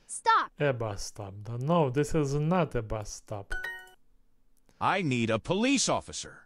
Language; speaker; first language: English; non-native, learner; Russian